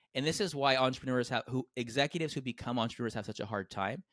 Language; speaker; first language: English; native; English